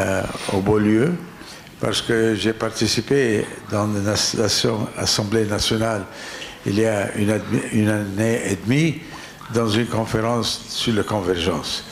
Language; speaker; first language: French; non-native, learner; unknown